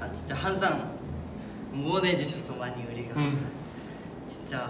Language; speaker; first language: Korean; non-native, fluent; Japanese